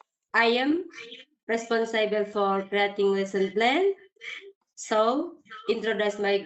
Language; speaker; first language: English; non-native, learner; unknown